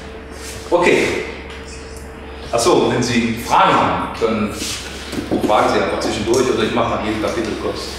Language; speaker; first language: German; native; German